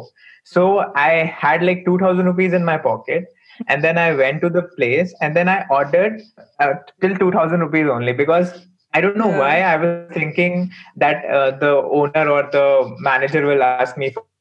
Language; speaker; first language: English; non-native, local second language; Hindi